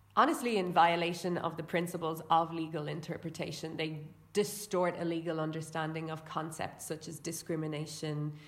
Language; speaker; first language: English; native; English